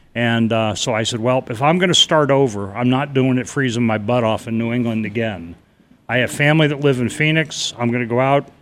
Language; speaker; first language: English; native; English